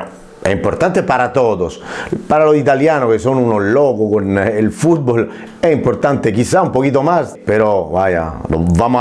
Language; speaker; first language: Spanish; non-native, fluent; Italian